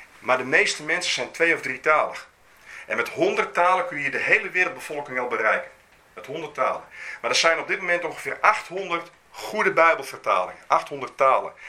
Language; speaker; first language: Dutch; native; Dutch